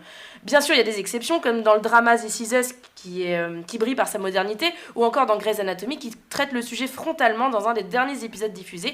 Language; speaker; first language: French; native; French